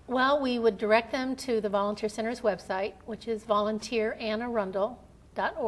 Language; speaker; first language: English; native; English